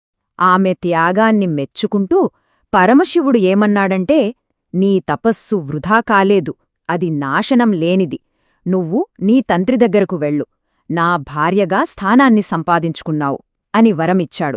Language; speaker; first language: Telugu; native; Telugu